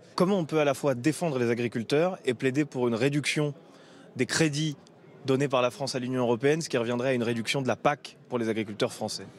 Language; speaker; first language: French; native; French